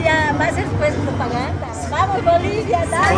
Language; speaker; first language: Spanish; native; Spanish